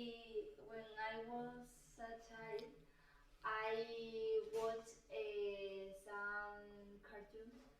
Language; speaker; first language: English; non-native, learner; Spanish